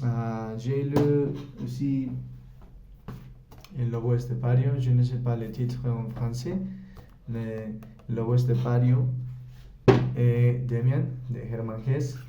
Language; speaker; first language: French; non-native, learner; Spanish